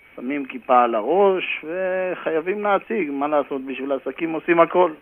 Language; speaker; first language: Hebrew; native; Hebrew